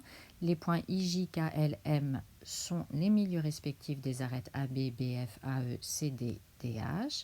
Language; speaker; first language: French; native; French